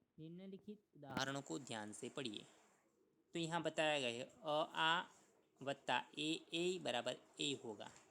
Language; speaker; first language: Hindi; non-native, local second language; Gujarati